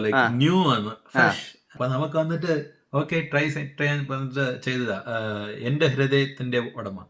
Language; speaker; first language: Malayalam; early bilingual, heritage; Malayalam